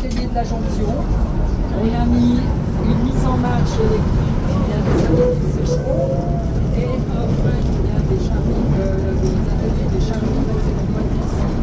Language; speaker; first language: French; native; French